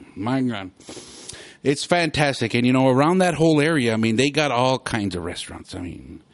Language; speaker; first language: English; early bilingual, other home language; Spanish